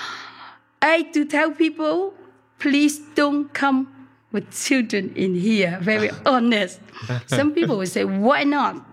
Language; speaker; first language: English; non-native, local second language; Cantonese